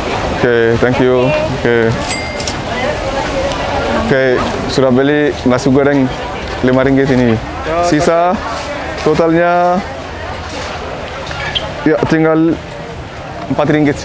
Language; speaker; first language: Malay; non-native, fluent; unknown